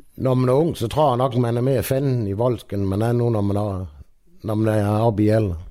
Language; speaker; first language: Danish; native; Danish